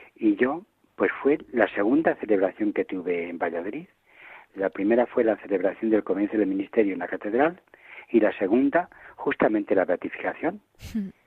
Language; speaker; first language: Spanish; native; Spanish